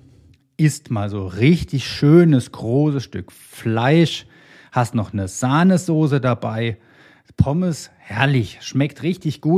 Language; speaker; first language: German; native; German